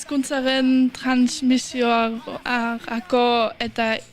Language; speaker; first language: Basque; early bilingual, heritage; Basque